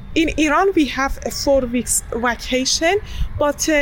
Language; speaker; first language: English; non-native, learner; Persian